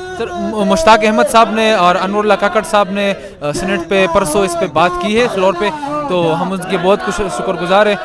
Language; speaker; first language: Urdu; non-native, local second language; Pashto